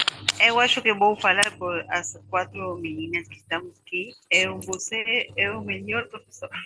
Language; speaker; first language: Portuguese; non-native, learner; Spanish